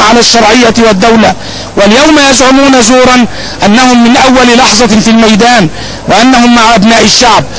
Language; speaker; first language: Arabic; native; Arabic